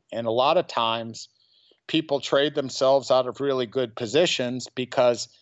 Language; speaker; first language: English; native; English